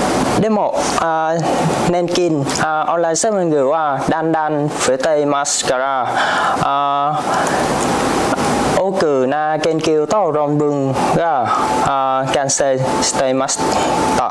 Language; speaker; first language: Japanese; non-native, learner; Vietnamese